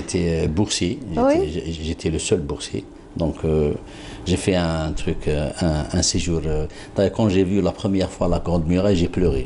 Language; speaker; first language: French; non-native, local second language; Arabic